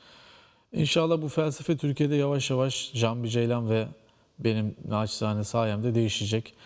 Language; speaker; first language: Turkish; native; Turkish